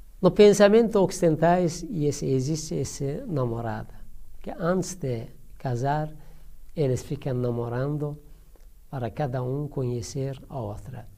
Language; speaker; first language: Portuguese; non-native, learner; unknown